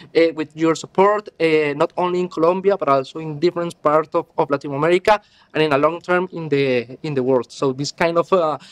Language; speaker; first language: English; non-native, learner; Spanish